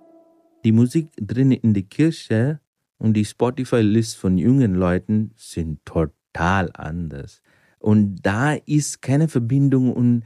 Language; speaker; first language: German; non-native, fluent; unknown